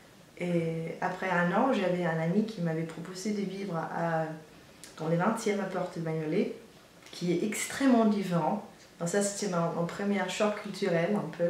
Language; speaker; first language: French; non-native, fluent; Danish